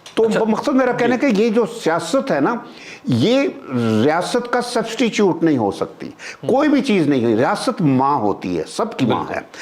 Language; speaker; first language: Urdu; native; Urdu